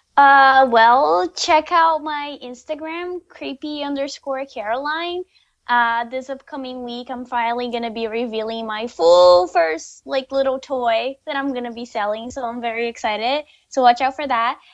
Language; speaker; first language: English; non-native, fluent; Portuguese